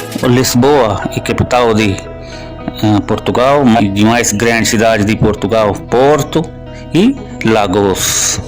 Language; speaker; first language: Portuguese; non-native, learner; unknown